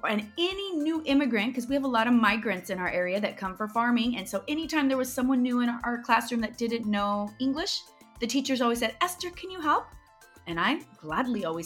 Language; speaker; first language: English; early bilingual, other home language; Spanish